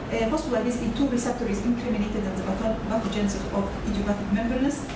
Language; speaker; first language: English; non-native, fluent; Arabic